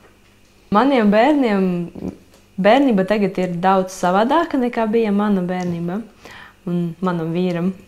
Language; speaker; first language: Latvian; non-native, local second language; Russian